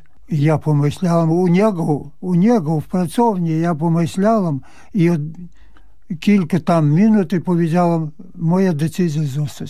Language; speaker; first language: Polish; early bilingual, heritage; Polish